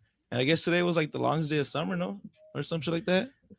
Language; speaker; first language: English; early bilingual, other home language; Spanish